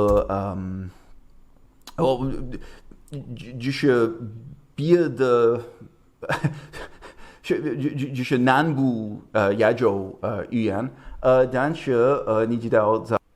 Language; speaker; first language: Chinese; non-native, learner; English